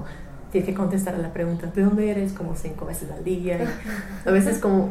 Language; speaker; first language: Spanish; non-native, fluent; English